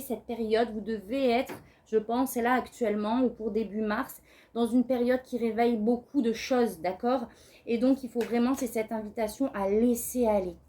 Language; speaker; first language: French; native; French